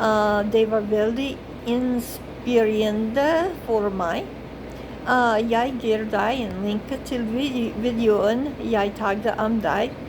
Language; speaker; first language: Norwegian; non-native, learner; English